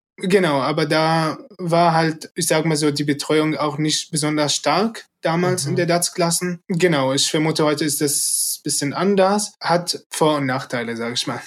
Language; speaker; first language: German; early bilingual, other home language; Arabic